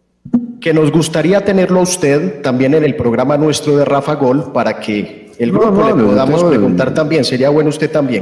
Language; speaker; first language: Spanish; native; Spanish